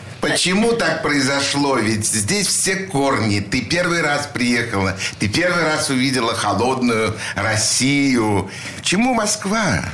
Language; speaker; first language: Russian; native; Russian